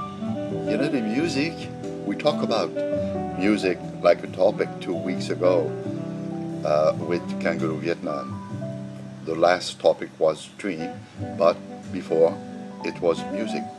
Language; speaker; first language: English; non-native, learner; French